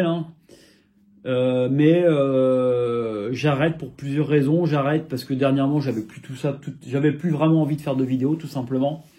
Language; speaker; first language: French; native; French